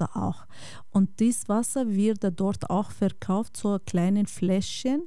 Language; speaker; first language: German; non-native, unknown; Kurdish